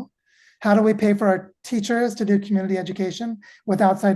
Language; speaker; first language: English; native; English